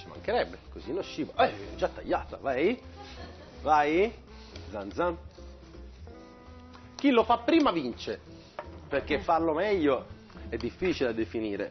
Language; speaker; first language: Italian; native; Italian